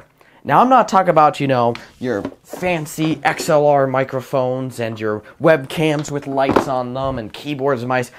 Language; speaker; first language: English; native; English